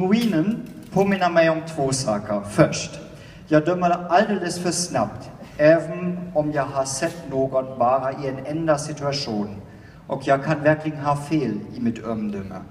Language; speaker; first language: Swedish; non-native, fluent; German